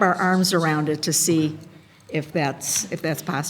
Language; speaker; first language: English; native; English